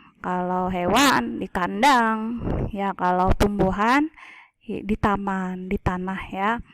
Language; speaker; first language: Indonesian; native; Indonesian